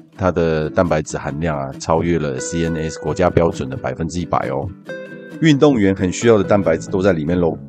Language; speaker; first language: Chinese; native; Chinese